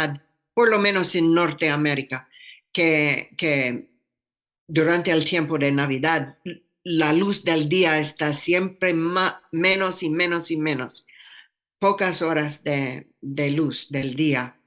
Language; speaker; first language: Spanish; non-native, fluent; English